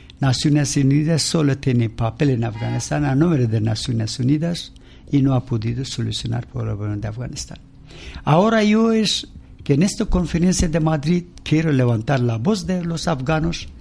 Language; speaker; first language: Spanish; non-native, learner; Persian